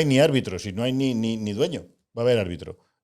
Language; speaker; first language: Spanish; native; Spanish